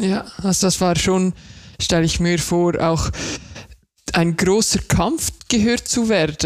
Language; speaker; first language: German; native; German